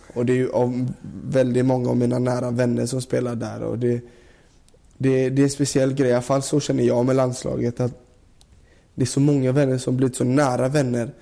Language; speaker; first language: Swedish; native; Swedish